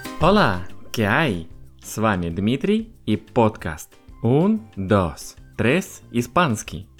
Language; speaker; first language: Spanish; non-native, fluent; Russian